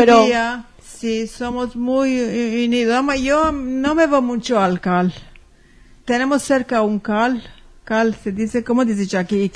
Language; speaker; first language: Spanish; early bilingual, heritage; Ladino